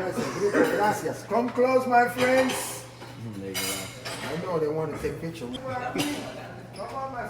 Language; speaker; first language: English; non-native, local second language; Spanish